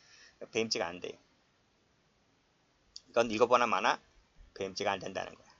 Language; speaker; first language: Korean; native; Korean